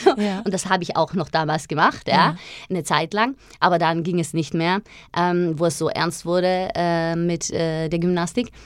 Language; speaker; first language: German; non-native, fluent; Slovak